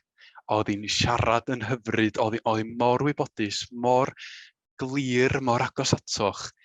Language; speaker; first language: Welsh; native; Welsh